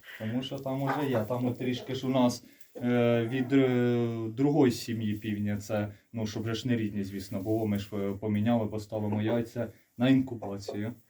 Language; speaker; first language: Ukrainian; native; Ukrainian